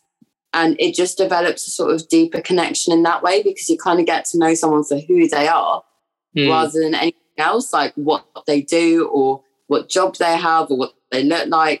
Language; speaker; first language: English; native; English